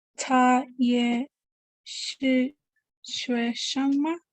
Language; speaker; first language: Chinese; non-native, learner; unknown